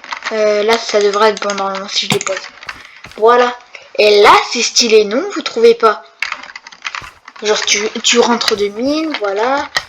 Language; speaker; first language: French; native; French